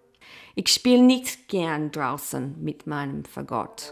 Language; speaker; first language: German; non-native, fluent; English